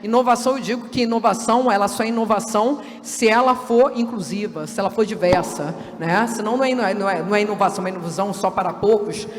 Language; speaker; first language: Portuguese; native; Portuguese